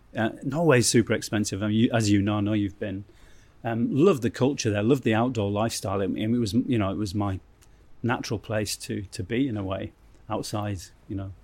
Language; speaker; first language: English; native; English